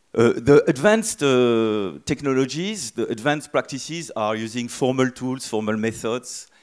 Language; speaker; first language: English; non-native, fluent; French